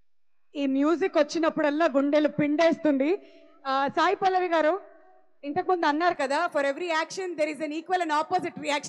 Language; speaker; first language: Telugu; native; Telugu